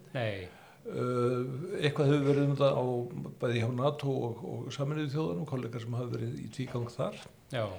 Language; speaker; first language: Icelandic; native; Icelandic